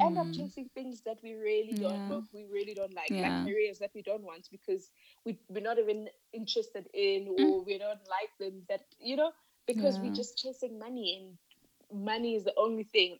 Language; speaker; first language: English; non-native, local second language; Northern Sotho